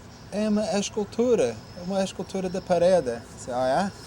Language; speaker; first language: Portuguese; non-native, fluent; English